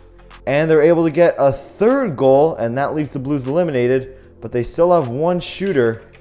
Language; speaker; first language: English; native; English